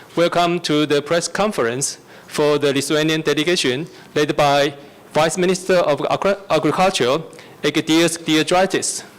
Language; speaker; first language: English; non-native, fluent; Chinese